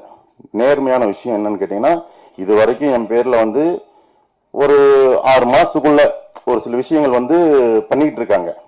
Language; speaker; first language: Tamil; native; Tamil